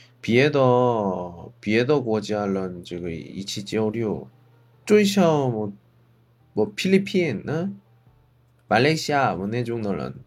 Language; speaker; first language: Chinese; non-native, fluent; Korean